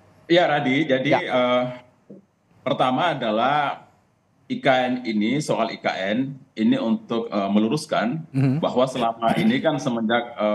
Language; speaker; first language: Indonesian; native; Indonesian